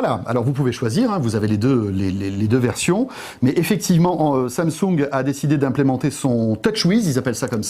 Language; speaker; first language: French; native; French